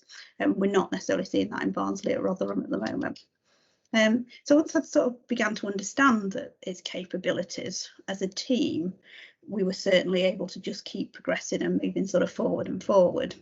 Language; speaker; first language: English; native; English